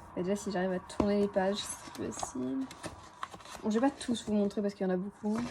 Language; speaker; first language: French; native; French